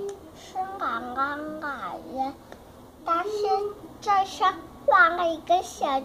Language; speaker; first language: Chinese; early bilingual, heritage; Chinese